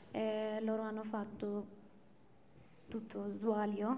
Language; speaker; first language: Italian; non-native, learner; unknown